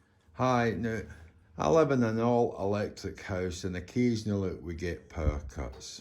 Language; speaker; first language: English; native; English